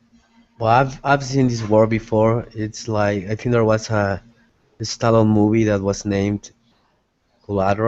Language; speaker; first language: English; non-native, fluent; Spanish